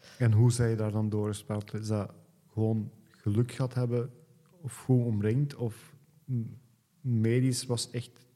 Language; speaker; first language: Dutch; native; Dutch